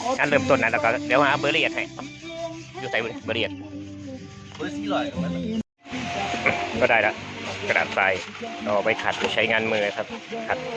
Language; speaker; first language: Thai; native; Thai